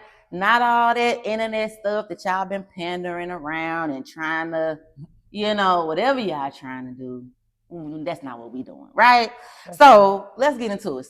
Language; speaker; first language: English; native; English